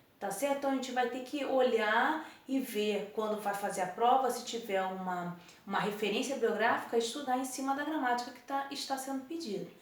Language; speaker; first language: Portuguese; native; Portuguese